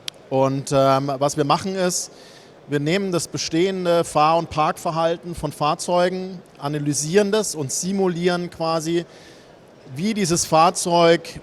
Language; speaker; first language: German; native; German